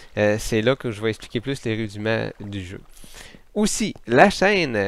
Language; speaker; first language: French; native; French